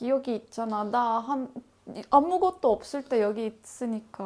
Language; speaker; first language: Korean; non-native, learner; Turkish